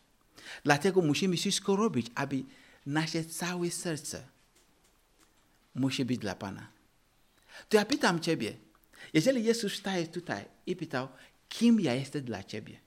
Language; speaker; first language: Polish; non-native, learner; Ukrainian